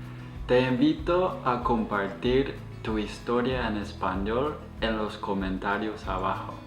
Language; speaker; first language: Spanish; non-native, fluent; English